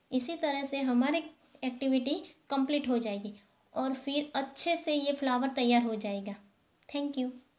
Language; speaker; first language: Hindi; non-native, local second language; Gujarati